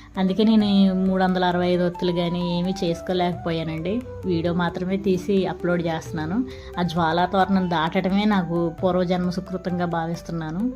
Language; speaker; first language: Telugu; native; Telugu